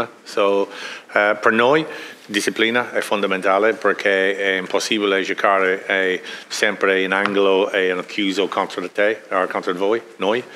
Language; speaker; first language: Italian; non-native, learner; English